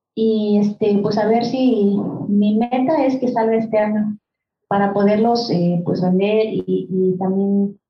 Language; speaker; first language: Spanish; non-native, local second language; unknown